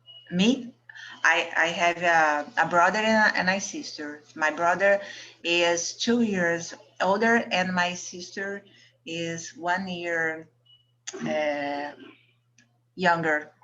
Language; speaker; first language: English; non-native, learner; Portuguese